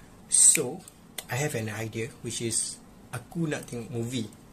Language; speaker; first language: English; non-native, local second language; Malay